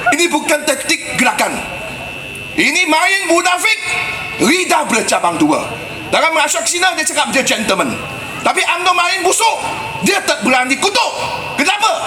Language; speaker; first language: Malay; non-native, local second language; Chinese